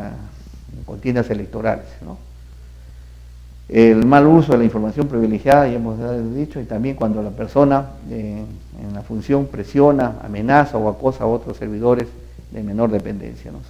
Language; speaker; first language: Spanish; native; Spanish